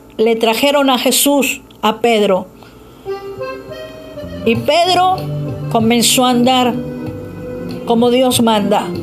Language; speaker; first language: Spanish; native; Spanish